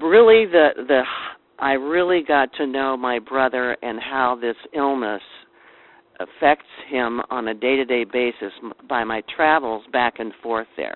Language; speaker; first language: English; native; English